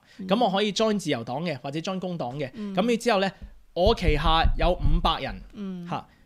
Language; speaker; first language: Cantonese; native; Cantonese